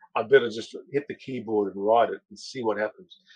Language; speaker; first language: English; native; English